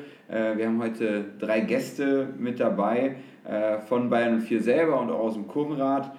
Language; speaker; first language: German; native; German